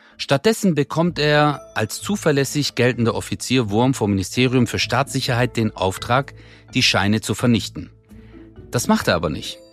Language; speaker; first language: German; early bilingual, other home language; Turkish